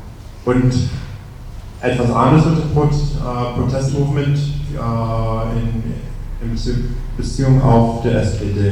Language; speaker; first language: German; non-native, fluent; English